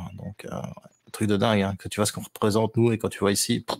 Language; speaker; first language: French; native; French